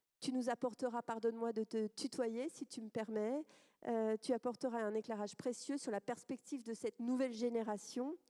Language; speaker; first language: French; native; French